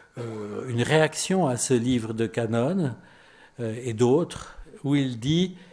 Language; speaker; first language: French; native; French